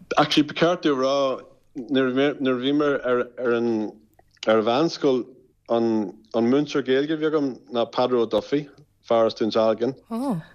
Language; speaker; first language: Irish; non-native, local second language; English